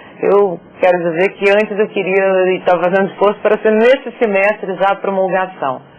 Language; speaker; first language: Portuguese; native; Portuguese